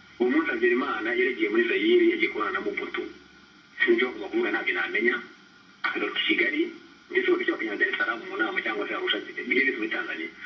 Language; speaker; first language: Kinyarwanda; early bilingual, heritage; Kinyarwanda